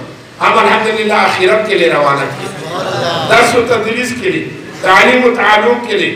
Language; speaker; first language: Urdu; non-native, fluent; Pashto